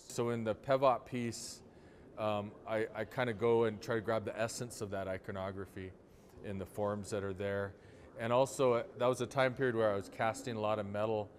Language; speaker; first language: English; native; English